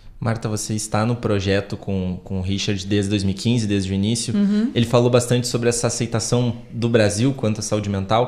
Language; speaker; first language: Portuguese; native; Portuguese